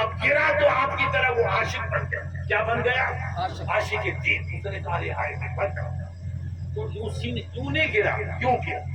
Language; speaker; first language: Urdu; non-native, local second language; Marwari